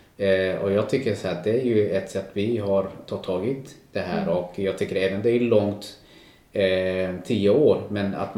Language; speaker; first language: Swedish; non-native, local second language; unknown